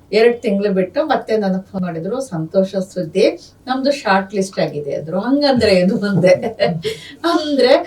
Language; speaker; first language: Kannada; non-native, local second language; Urdu